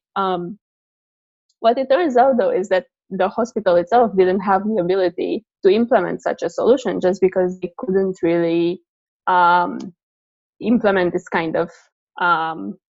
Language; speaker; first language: English; non-native, fluent; Romanian